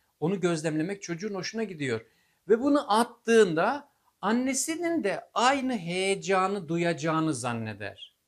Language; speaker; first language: Turkish; native; Turkish